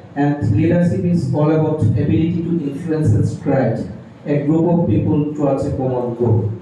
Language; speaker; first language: English; non-native, local second language; Assamese